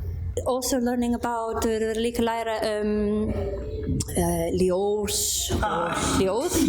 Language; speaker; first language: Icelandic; non-native, learner; English